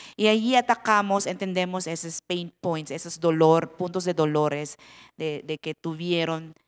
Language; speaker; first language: Spanish; non-native, fluent; Filipino